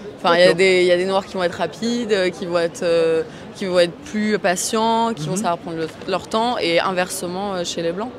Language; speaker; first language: French; native; French